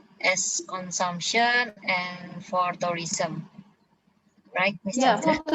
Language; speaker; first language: English; non-native, learner; Indonesian